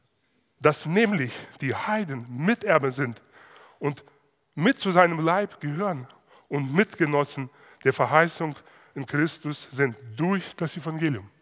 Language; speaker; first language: German; non-native, fluent; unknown